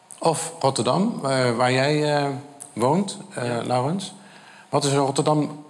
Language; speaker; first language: Dutch; native; Dutch